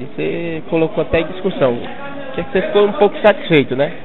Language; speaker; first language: Portuguese; native; Portuguese